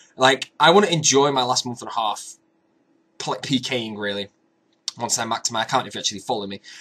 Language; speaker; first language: English; native; English